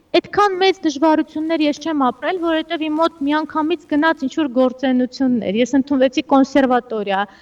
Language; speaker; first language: Armenian; early bilingual, heritage; Armenian